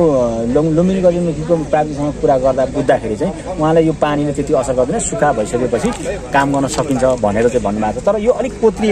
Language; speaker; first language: Nepali; native; Nepali